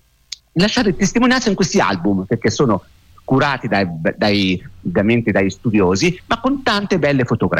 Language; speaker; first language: Italian; native; Italian